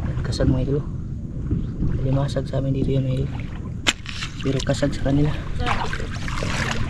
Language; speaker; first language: Filipino; native; Filipino